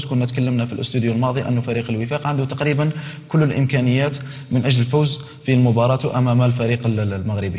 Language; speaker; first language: Arabic; native; Arabic